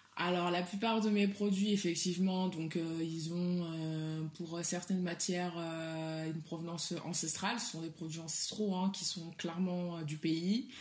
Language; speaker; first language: French; early bilingual, other home language; Soninke